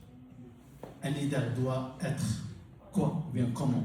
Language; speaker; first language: French; non-native, local second language; Arabic